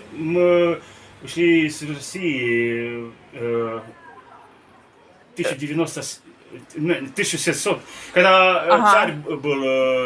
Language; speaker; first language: Russian; early bilingual, heritage; Russian